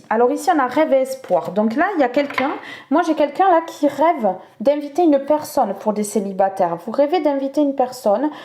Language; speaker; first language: French; native; French